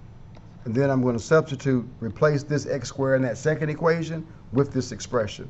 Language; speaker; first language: English; native; English